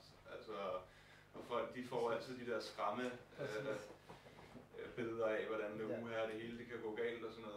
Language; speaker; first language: Danish; native; Danish